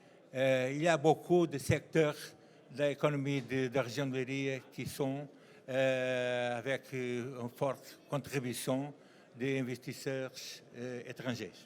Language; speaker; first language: French; non-native, learner; Portuguese